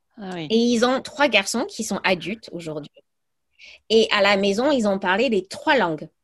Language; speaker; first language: French; early bilingual, other home language; English